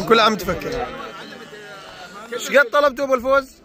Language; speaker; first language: Arabic; native; Arabic